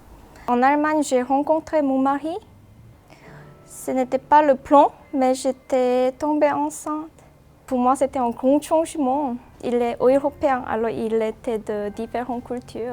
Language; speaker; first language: French; non-native, learner; Korean